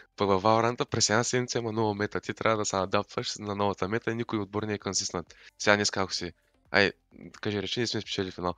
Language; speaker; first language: Bulgarian; non-native, local second language; Turkish